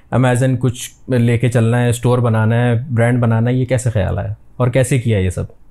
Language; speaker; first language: Urdu; native; Urdu